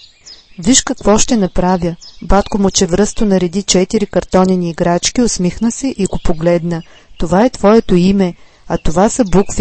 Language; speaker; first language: Bulgarian; native; Bulgarian